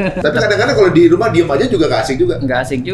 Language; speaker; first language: Indonesian; native; Indonesian